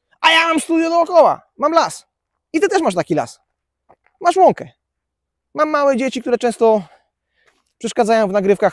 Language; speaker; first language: Polish; native; Polish